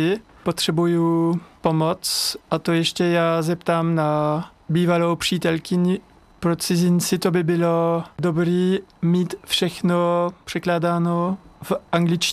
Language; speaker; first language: Czech; non-native, fluent; French